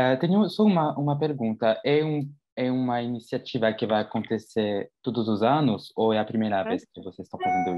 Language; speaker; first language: Portuguese; non-native, fluent; French